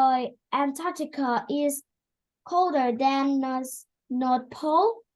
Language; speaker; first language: English; non-native, learner; Vietnamese